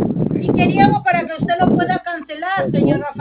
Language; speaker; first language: Spanish; native; Spanish